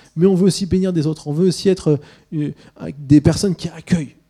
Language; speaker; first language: French; early bilingual, other home language; Swiss German